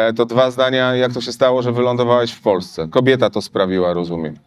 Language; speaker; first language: Polish; native; Polish